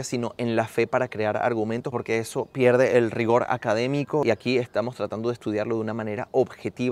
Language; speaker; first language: Spanish; native; Spanish